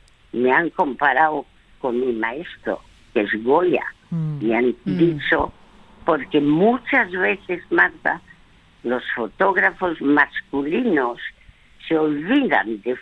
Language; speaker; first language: Spanish; early bilingual, other home language; French